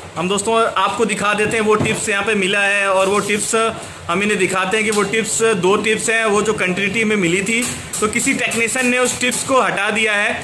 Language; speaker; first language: Hindi; native; Hindi